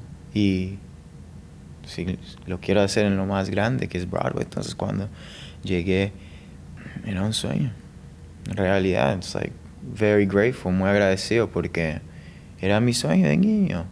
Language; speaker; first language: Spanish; early bilingual, heritage; English